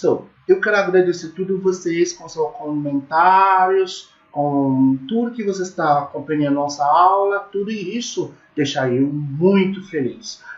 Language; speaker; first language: Portuguese; non-native, learner; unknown